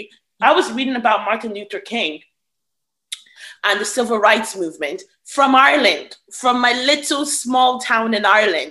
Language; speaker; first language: English; native; English